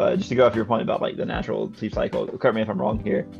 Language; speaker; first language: English; native; English